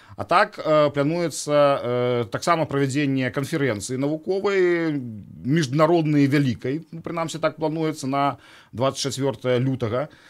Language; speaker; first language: Belarusian; native; Belarusian